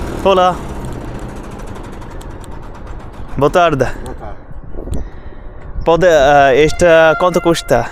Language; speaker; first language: Portuguese; non-native, learner; Bangla